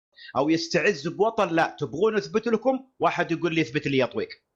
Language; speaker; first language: Arabic; native; Arabic